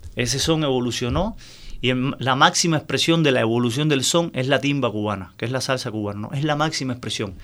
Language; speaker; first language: Spanish; native; Spanish